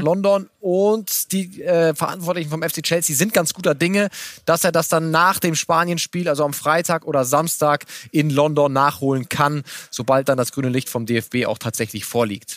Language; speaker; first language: German; native; German